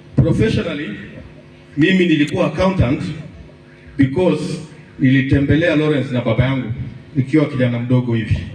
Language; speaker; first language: Swahili; non-native, local second language; Luyia